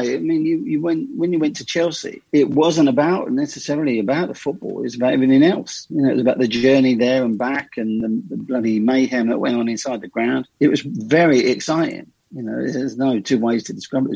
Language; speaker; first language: English; native; English